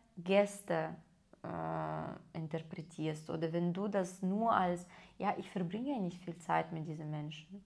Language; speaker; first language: German; non-native, fluent; Russian